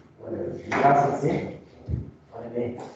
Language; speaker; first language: Spanish; native; Spanish